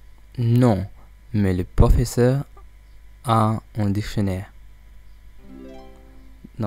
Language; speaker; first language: French; non-native, learner; English